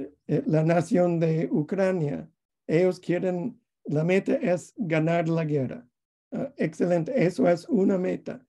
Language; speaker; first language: Spanish; non-native, fluent; English